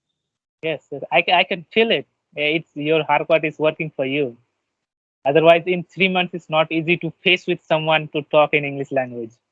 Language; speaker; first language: English; non-native, learner; Bangla